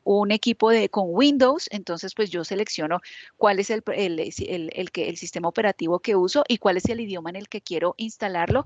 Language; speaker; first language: Spanish; native; Spanish